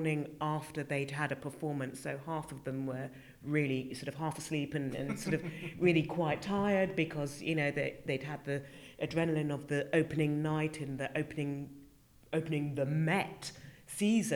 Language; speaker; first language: English; native; English